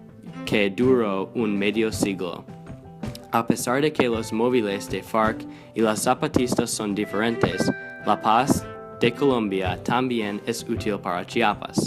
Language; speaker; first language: Spanish; non-native, learner; English